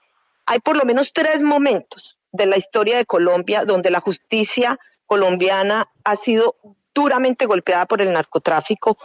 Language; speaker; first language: Spanish; native; Spanish